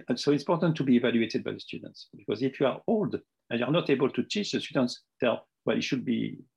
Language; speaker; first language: English; non-native, fluent; French